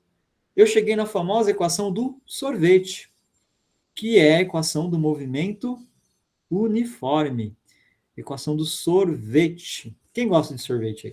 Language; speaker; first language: Portuguese; native; Portuguese